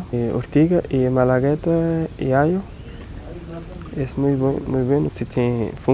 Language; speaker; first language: Spanish; non-native, learner; Portuguese